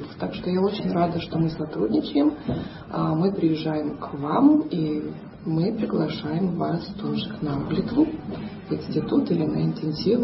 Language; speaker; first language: Russian; non-native, fluent; Lithuanian